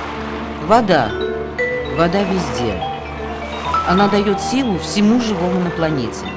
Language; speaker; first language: Russian; native; Russian